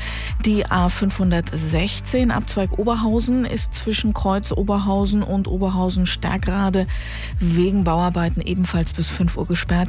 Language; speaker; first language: German; native; German